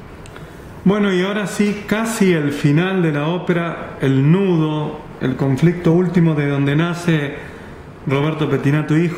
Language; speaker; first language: Spanish; native; Spanish